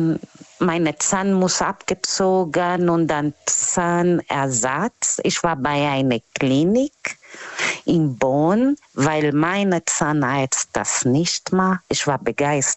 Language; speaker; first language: German; non-native, fluent; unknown